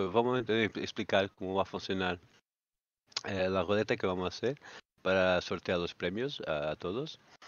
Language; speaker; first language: Spanish; native; Spanish